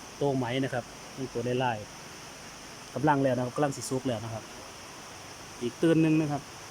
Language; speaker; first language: Thai; native; Thai